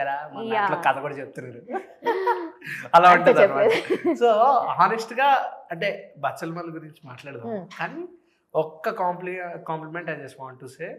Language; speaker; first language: Telugu; native; Telugu